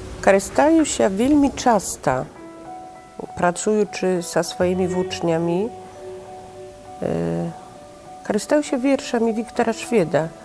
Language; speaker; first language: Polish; non-native, local second language; Belarusian